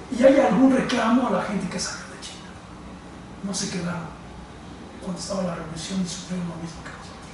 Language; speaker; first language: Spanish; non-native, fluent; Cantonese